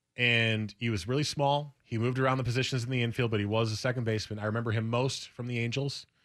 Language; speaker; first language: English; native; English